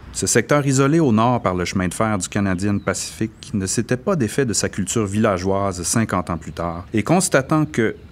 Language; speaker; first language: French; native; French